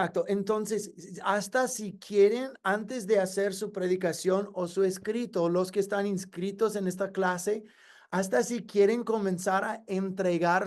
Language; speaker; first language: Spanish; non-native, fluent; English